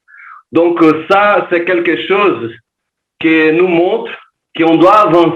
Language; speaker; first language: French; non-native, learner; Portuguese